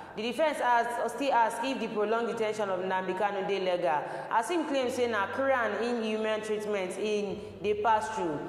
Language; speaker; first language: Nigerian Pidgin; non-native, local second language; Yoruba